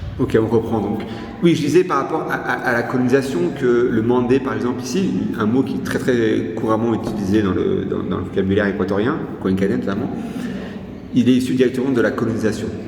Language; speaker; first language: French; native; French